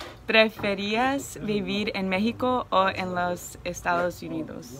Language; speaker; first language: Spanish; non-native, learner; English